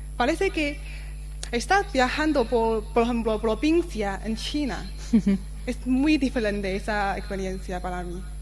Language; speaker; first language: Spanish; non-native, fluent; Chinese